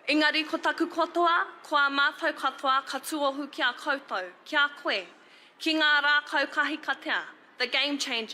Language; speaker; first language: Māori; non-native, local second language; English